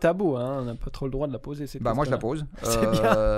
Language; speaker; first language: French; native; French